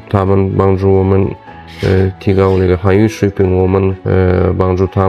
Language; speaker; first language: Chinese; non-native, fluent; Turkmen